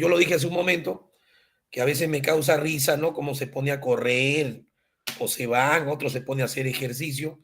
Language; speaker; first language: Spanish; native; Spanish